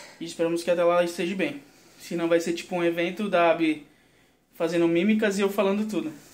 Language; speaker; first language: Portuguese; native; Portuguese